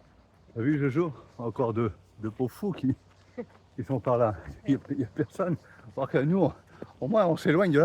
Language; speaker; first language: French; native; French